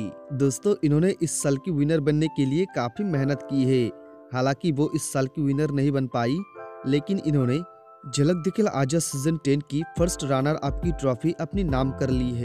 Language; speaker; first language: Hindi; native; Hindi